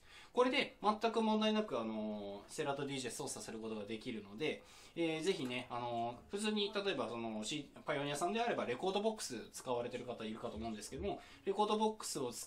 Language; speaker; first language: Japanese; native; Japanese